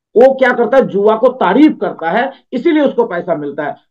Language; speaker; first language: Hindi; native; Hindi